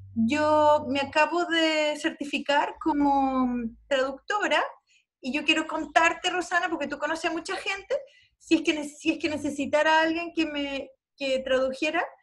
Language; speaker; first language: Spanish; native; Spanish